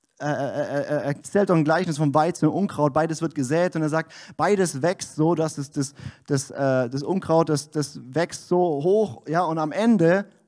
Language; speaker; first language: German; native; German